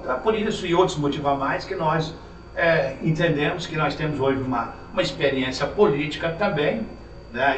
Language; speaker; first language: Portuguese; native; Portuguese